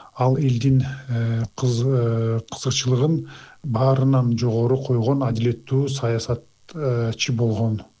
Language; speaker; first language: Kyrgyz; non-native, local second language; Azerbaijani